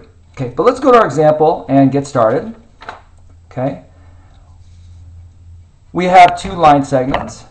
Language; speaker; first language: English; native; English